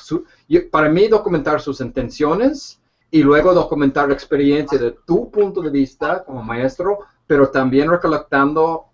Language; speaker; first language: Spanish; non-native, fluent; English